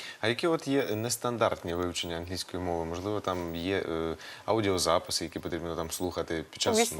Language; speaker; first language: Ukrainian; native; Ukrainian